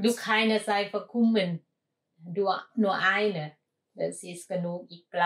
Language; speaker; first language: German; non-native, learner; Thai